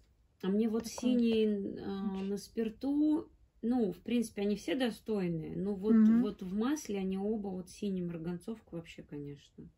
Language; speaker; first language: Russian; native; Russian